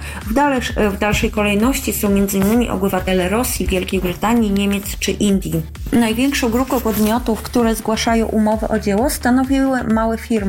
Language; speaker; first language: Polish; native; Polish